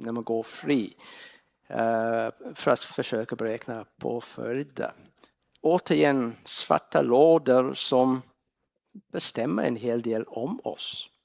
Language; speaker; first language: Swedish; non-native, fluent; English